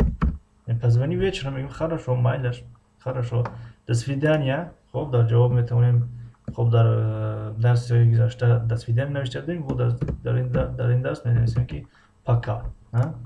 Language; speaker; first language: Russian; non-native, fluent; Tajik